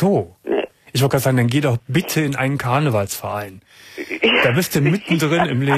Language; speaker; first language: German; native; German